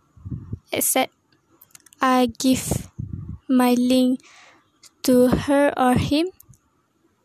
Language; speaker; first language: English; non-native, local second language; Malay